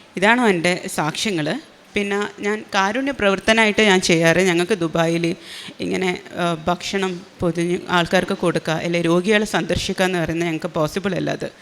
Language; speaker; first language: Malayalam; native; Malayalam